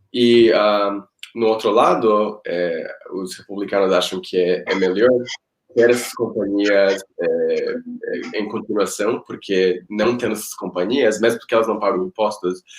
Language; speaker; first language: Portuguese; non-native, fluent; Spanish